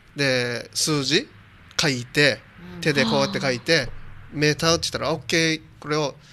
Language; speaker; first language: Japanese; native; Japanese